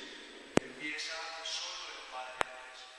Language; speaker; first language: Spanish; native; Spanish